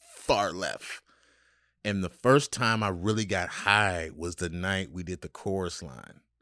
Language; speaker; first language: English; native; English